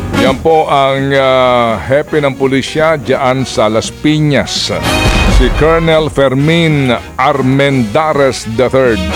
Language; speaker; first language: Filipino; non-native, local second language; Cebuano